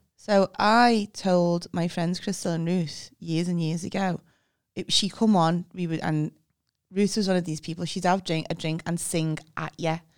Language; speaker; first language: English; native; English